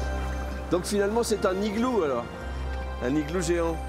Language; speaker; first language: French; native; French